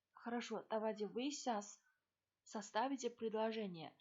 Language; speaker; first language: Russian; non-native, learner; Chinese